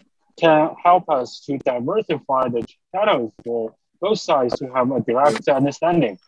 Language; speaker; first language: English; non-native, fluent; Chinese